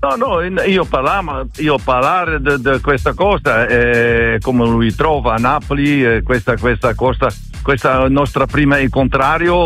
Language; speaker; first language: Italian; non-native, learner; Dutch